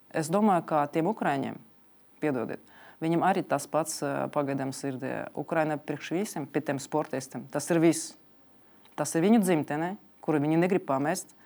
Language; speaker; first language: Latvian; non-native, local second language; Russian